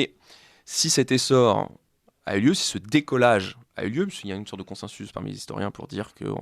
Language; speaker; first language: French; native; French